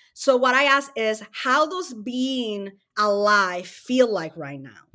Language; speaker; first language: English; non-native, fluent; Spanish